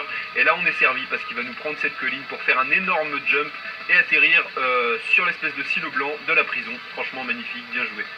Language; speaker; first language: French; native; French